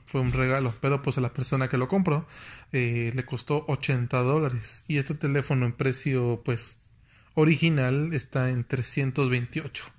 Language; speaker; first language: Spanish; native; Spanish